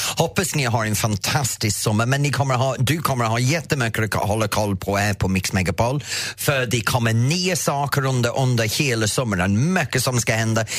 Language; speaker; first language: Swedish; non-native, fluent; English